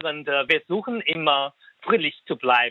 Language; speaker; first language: German; non-native, fluent; Cantonese